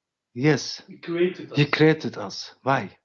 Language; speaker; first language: English; non-native, learner; Dutch